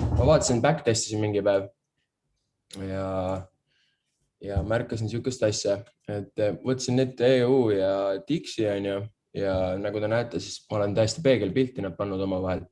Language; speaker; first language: Estonian; native; Estonian